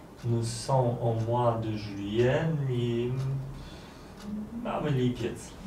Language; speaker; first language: French; non-native, learner; Polish